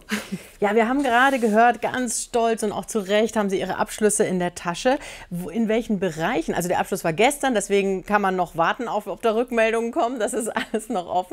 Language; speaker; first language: German; native; German